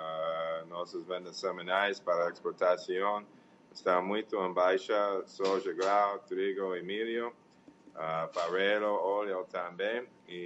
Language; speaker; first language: Portuguese; non-native, learner; English